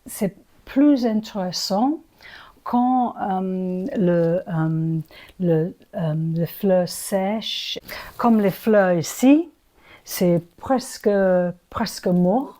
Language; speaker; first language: French; non-native, learner; English